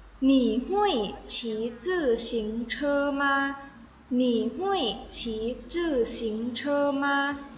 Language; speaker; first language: Chinese; non-native, fluent; Thai